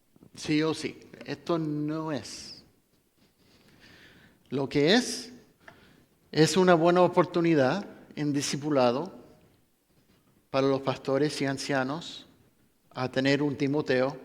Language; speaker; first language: Spanish; non-native, fluent; English